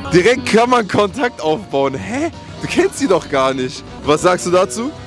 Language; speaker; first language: German; early bilingual, other home language; Turkish